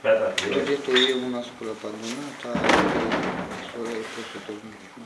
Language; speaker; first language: Italian; non-native, learner; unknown